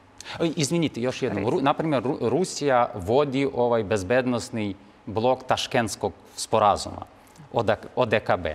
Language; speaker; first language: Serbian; non-native, fluent; Ukrainian